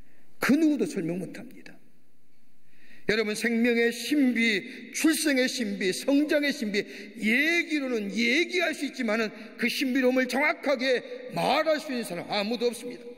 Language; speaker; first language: Korean; native; Korean